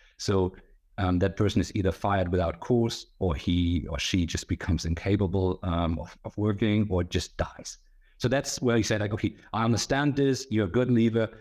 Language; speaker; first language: English; non-native, fluent; German